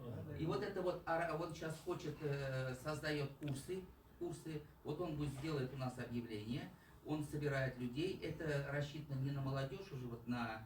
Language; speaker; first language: Russian; native; Russian